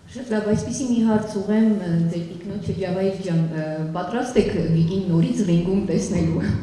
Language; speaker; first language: Armenian; native; Armenian